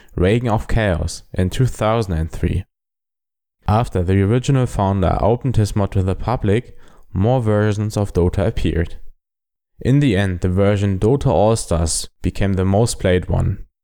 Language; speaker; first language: English; non-native, fluent; German